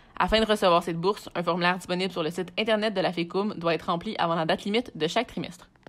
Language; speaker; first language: French; native; French